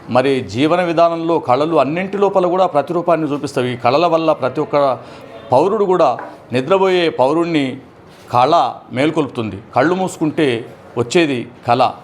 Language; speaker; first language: Telugu; native; Telugu